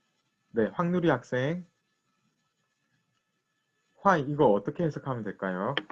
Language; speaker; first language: Korean; native; Korean